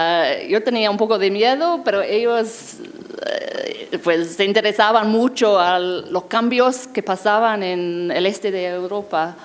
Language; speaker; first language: Spanish; non-native, fluent; English